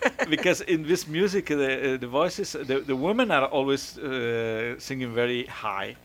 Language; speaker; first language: English; non-native, fluent; Italian